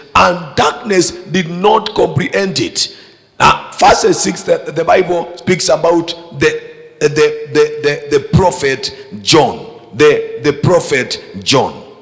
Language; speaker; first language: English; non-native, local second language; Swahili